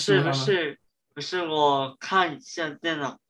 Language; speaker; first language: Chinese; early bilingual, heritage; Chinese